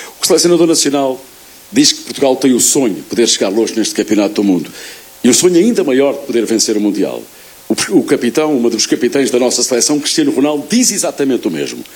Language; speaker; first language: Portuguese; native; Portuguese